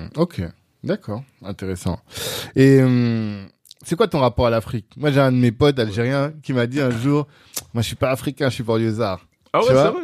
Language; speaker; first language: French; native; French